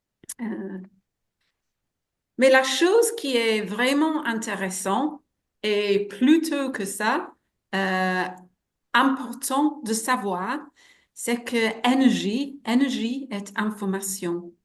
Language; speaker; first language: French; non-native, fluent; English